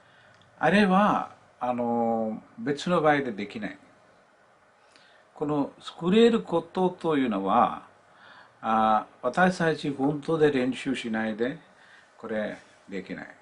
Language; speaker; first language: Japanese; non-native, learner; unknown